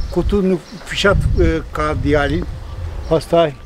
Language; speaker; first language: Albanian; early bilingual, heritage; Albanian